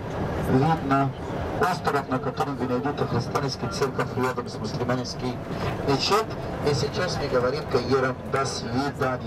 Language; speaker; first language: Russian; non-native, learner; Arabic